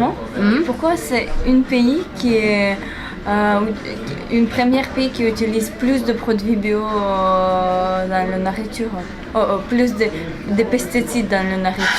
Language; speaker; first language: French; non-native, learner; Chinese